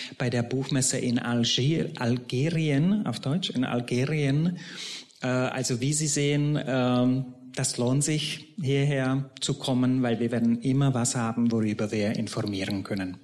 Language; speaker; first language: German; non-native, fluent; Czech